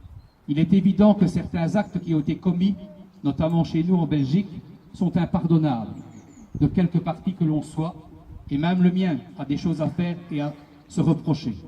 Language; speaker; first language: French; native; French